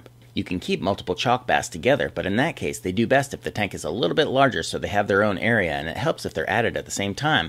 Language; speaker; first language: English; native; English